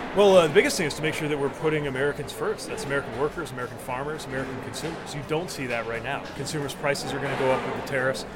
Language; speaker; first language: English; non-native, fluent; Chinese